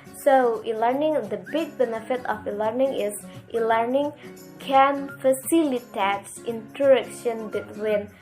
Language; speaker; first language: English; non-native, learner; Indonesian